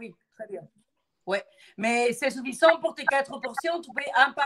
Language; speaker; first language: French; non-native, fluent; Spanish